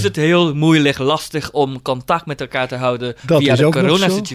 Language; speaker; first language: Dutch; non-native, fluent; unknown